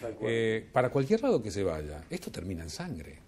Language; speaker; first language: Spanish; native; Spanish